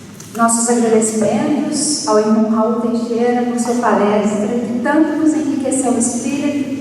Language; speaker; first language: Portuguese; native; Portuguese